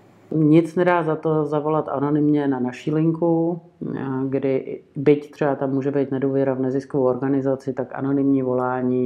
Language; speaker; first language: Czech; native; Czech